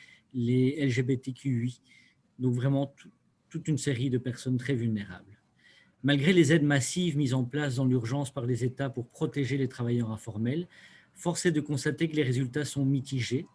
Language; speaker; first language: French; native; French